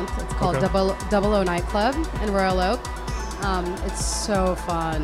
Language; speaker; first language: English; non-native, local second language; Hiligaynon